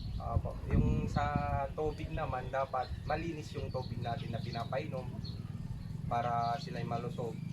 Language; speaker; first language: Filipino; non-native, local second language; Iloko